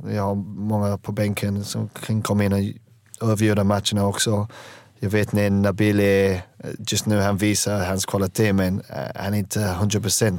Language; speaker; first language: Swedish; non-native, learner; English